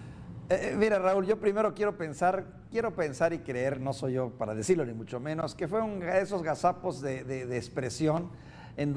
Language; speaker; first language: Spanish; native; Spanish